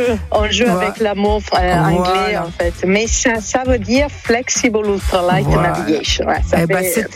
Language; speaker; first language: French; non-native, fluent; Italian